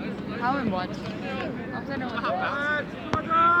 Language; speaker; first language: Korean; native; Korean